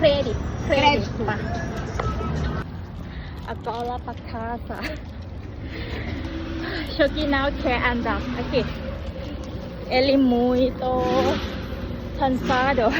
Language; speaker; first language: Portuguese; non-native, learner; Thai